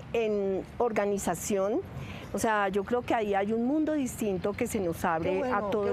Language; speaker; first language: Spanish; native; Spanish